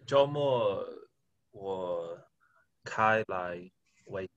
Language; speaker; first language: Chinese; non-native, learner; English